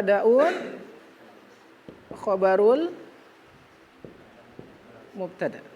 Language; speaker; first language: Arabic; non-native, fluent; Indonesian